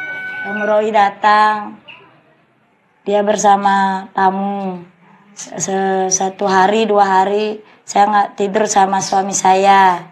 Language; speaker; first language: Indonesian; non-native, local second language; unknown